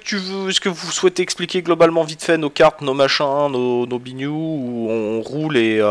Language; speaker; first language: French; native; French